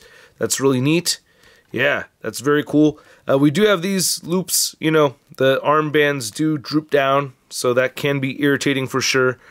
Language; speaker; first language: English; native; English